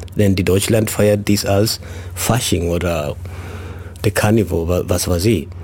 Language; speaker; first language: German; non-native, fluent; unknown